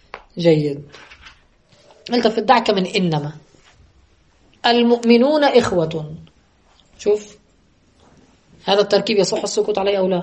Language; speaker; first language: Arabic; native; Arabic